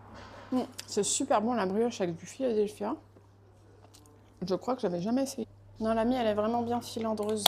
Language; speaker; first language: French; native; French